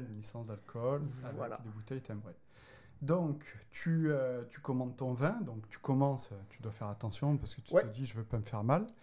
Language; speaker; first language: French; native; French